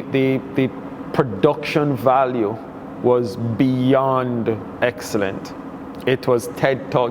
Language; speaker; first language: English; native; English